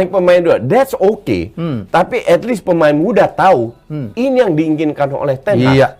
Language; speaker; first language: Indonesian; native; Indonesian